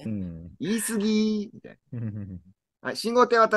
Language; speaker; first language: Japanese; native; Japanese